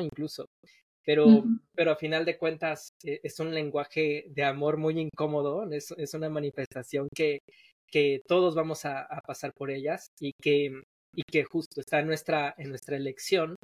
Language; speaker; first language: Spanish; native; Spanish